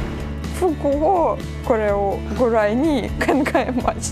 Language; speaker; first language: Japanese; non-native, learner; Ukrainian